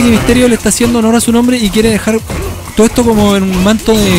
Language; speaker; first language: Spanish; native; Spanish